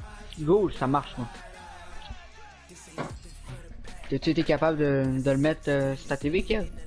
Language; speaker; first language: French; native; French